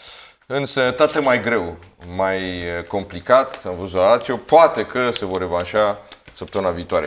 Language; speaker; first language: Romanian; native; Romanian